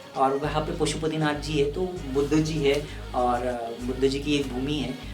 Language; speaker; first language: Hindi; non-native, local second language; Marathi